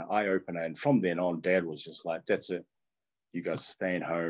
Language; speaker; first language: English; non-native, local second language; Tongan